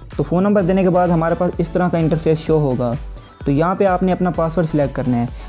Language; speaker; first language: Urdu; native; Urdu